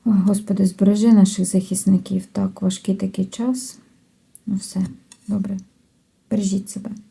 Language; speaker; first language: Ukrainian; non-native, local second language; Russian